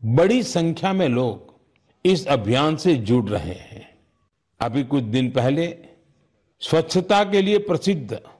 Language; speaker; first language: Hindi; non-native, local second language; Gujarati